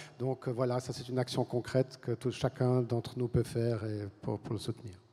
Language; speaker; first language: French; native; French